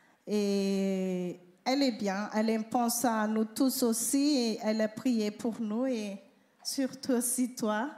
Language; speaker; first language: French; non-native, learner; Malagasy